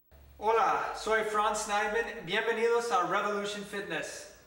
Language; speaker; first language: Spanish; non-native, fluent; English